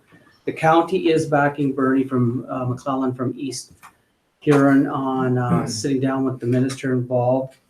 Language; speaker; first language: English; native; English